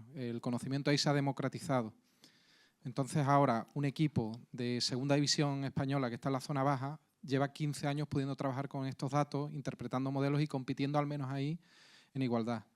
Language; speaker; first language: Spanish; native; Spanish